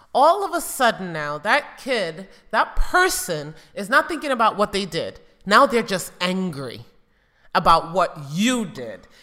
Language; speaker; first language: English; native; English